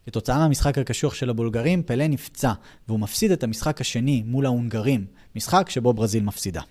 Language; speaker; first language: Hebrew; native; Hebrew